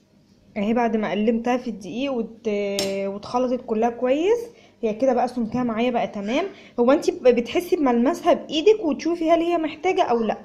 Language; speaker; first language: Arabic; native; Arabic